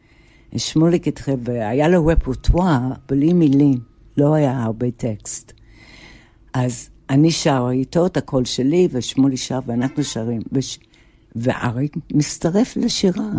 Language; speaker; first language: Hebrew; non-native, fluent; English